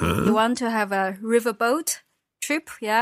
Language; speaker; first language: English; non-native, fluent; Chinese